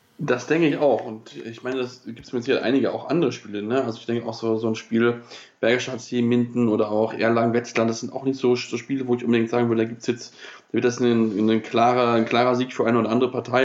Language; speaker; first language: German; native; German